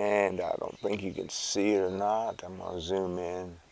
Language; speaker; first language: English; native; English